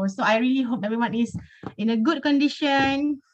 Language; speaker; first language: English; non-native, local second language; Malay